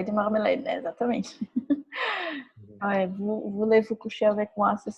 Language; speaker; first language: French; non-native, fluent; Portuguese